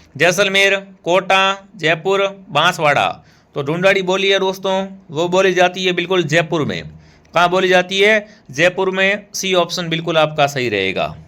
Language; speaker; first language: Hindi; native; Hindi